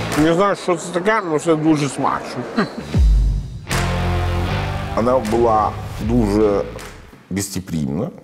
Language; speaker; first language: Ukrainian; non-native, learner; Italian